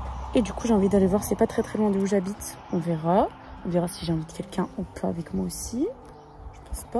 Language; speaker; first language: French; native; French